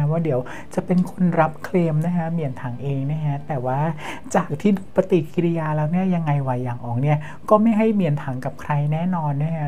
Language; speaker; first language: Thai; native; Thai